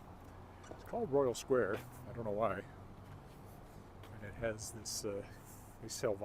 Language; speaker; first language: English; native; English